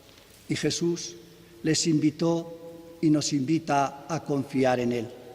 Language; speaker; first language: Spanish; native; Spanish